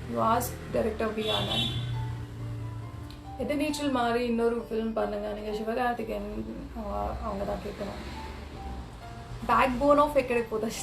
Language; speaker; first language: Tamil; non-native, local second language; Kannada